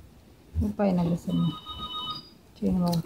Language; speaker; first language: Chinese; non-native, learner; Filipino